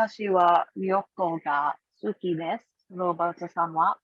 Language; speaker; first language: Japanese; non-native, learner; English